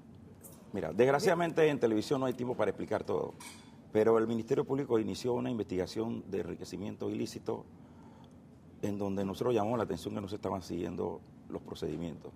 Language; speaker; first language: Spanish; native; Spanish